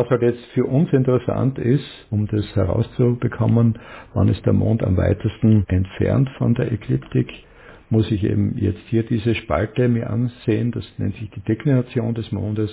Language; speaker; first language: German; native; German